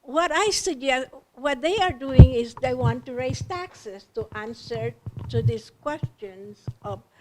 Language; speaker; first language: English; non-native, local second language; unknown